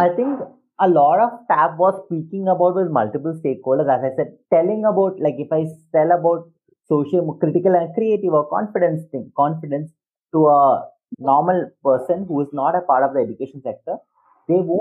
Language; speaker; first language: English; non-native, local second language; Malayalam